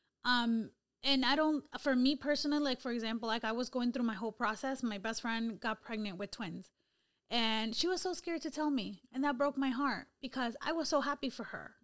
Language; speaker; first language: English; early bilingual, other home language; Spanish